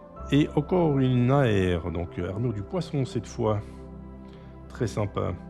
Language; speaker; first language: French; native; French